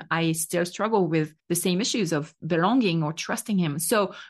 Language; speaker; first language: English; non-native, fluent; French